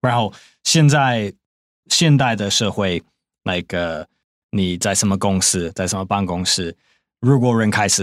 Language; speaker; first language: Chinese; non-native, fluent; English